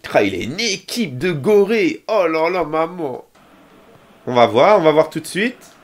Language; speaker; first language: French; native; French